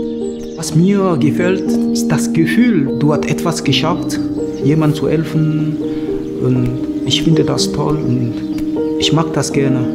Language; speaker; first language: German; non-native, learner; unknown